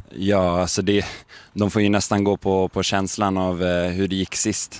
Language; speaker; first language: Swedish; early bilingual, other home language; English